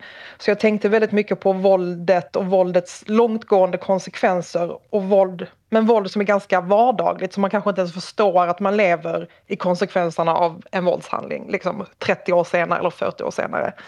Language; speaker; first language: Swedish; native; Swedish